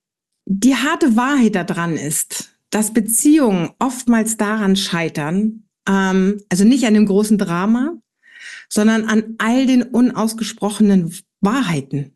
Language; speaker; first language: German; native; German